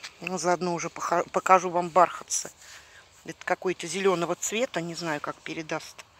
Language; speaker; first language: Russian; native; Russian